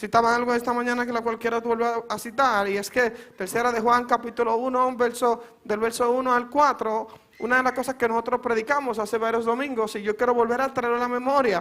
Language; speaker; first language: Spanish; native; Spanish